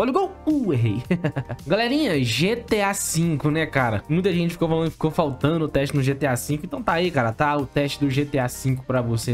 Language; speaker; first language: Portuguese; native; Portuguese